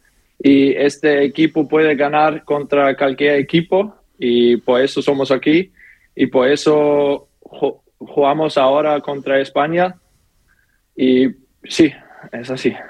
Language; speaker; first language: Spanish; non-native, learner; German